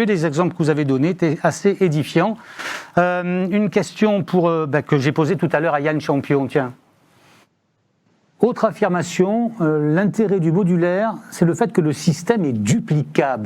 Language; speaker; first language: French; native; French